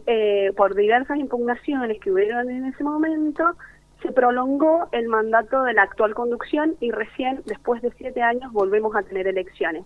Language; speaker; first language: Spanish; native; Spanish